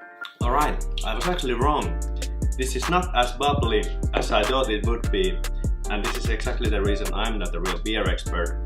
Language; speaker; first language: English; non-native, fluent; Finnish